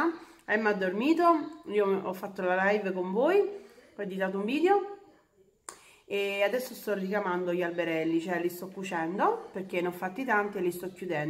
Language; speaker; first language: Italian; native; Italian